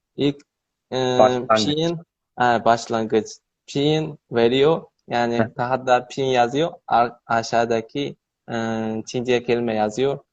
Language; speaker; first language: Turkish; non-native, learner; Chinese